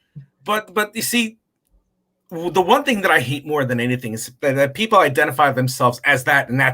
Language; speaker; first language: English; native; English